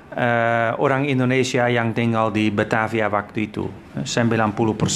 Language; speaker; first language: Indonesian; non-native, fluent; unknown